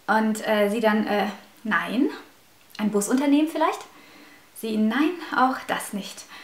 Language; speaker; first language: German; early bilingual, other home language; Russian